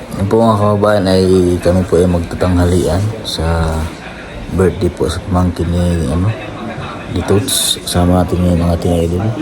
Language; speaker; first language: Filipino; non-native, local second language; Cebuano